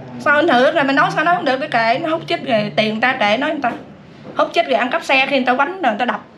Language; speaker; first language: Vietnamese; early bilingual, heritage; Vietnamese